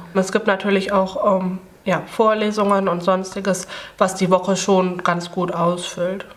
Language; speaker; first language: German; native; German